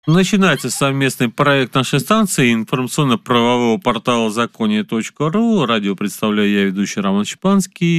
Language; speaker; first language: Russian; native; Russian